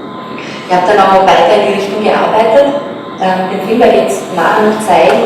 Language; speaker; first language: German; native; German